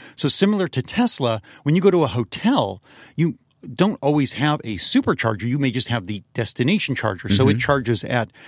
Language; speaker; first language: English; native; English